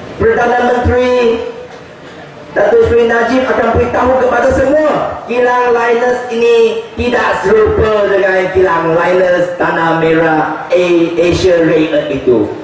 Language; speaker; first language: Malay; non-native, local second language; Chinese